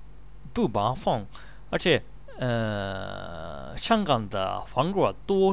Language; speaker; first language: Chinese; non-native, learner; Japanese